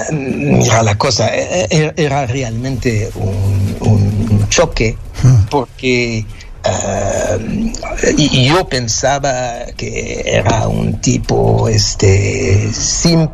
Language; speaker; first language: Spanish; non-native, fluent; French